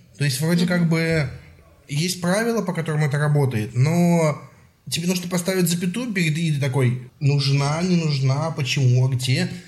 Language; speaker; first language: Russian; native; Russian